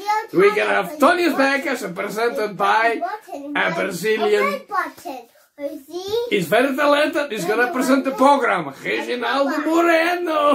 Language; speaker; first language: English; non-native, fluent; Portuguese